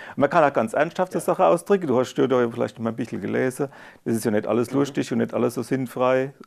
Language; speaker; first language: German; non-native, local second language; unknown